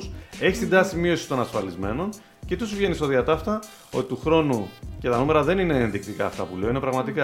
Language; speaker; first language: Greek; native; Greek